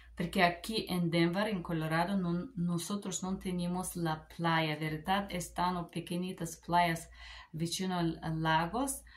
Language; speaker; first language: Spanish; non-native, learner; Macedonian